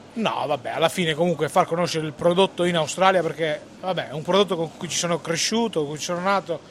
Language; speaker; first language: Italian; native; Italian